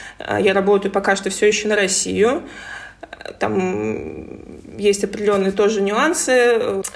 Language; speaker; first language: Russian; native; Russian